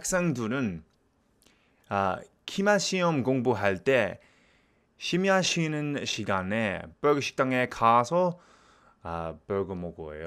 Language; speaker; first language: Korean; non-native, learner; English